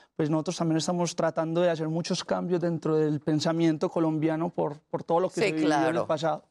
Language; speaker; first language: Spanish; native; Spanish